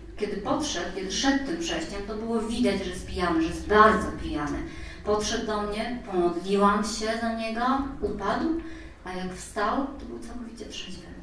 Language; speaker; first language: Polish; native; Polish